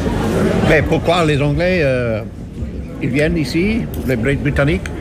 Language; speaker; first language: French; non-native, learner; English